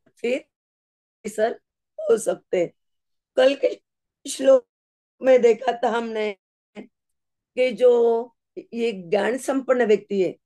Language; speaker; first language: Hindi; non-native, local second language; Marathi